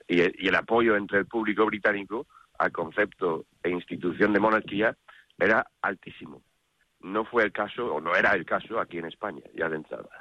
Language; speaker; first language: Spanish; non-native, fluent; English